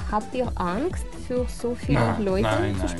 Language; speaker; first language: German; non-native, learner; Russian